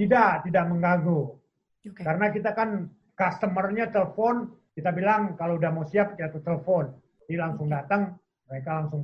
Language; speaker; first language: Indonesian; native; Indonesian